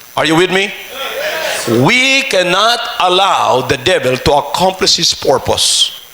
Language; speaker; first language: English; non-native, local second language; Filipino